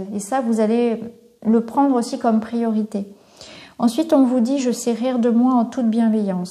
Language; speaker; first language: French; native; French